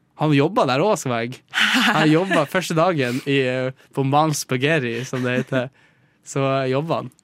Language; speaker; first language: Norwegian; native; Norwegian